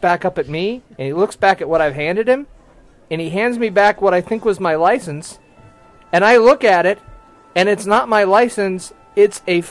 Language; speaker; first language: English; native; English